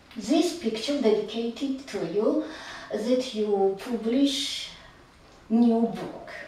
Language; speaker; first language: English; non-native, learner; Georgian